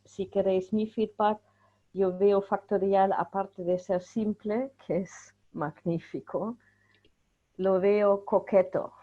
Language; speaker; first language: Spanish; non-native, fluent; German